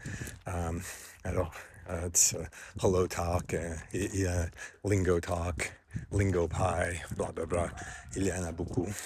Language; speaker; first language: French; non-native, fluent; English